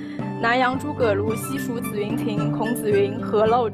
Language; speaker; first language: Chinese; native; Chinese